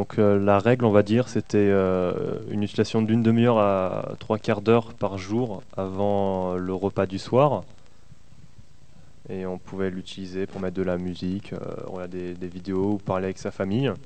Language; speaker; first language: French; native; French